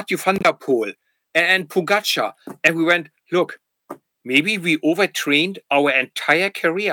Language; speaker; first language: English; non-native, fluent; German